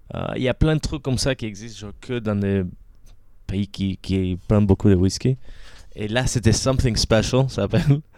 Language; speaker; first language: French; non-native, fluent; Spanish